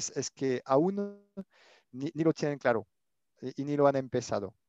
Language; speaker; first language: Spanish; non-native, fluent; French